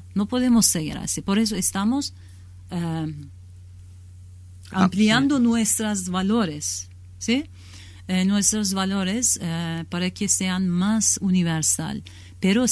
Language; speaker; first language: Spanish; non-native, learner; Kurdish